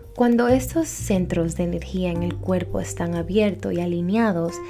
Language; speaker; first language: Spanish; early bilingual, heritage; Spanish